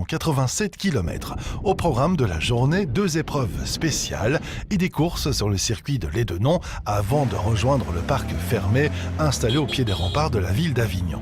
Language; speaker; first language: French; native; French